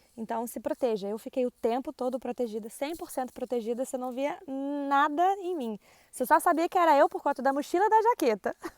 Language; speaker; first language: Portuguese; native; Portuguese